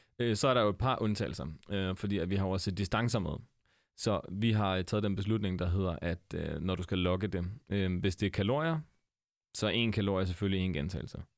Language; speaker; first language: Danish; native; Danish